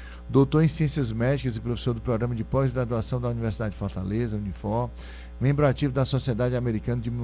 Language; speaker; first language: Portuguese; native; Portuguese